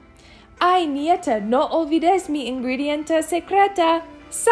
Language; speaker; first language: Spanish; non-native, learner; English